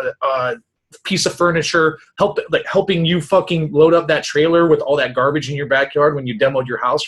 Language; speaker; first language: English; native; English